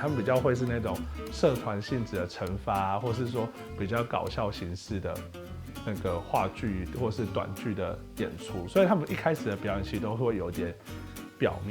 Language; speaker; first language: Chinese; native; Chinese